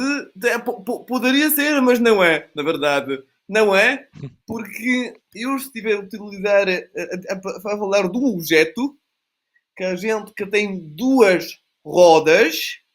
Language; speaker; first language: Portuguese; non-native, fluent; Italian